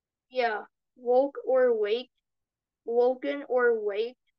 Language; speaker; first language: English; non-native, learner; Korean